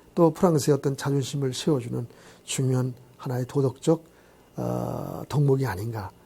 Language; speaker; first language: Korean; native; Korean